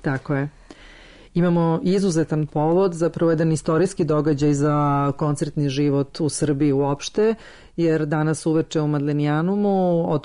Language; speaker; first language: Serbian; native; Serbian